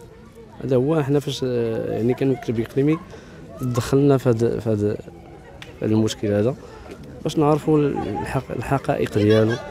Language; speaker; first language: Arabic; native; Arabic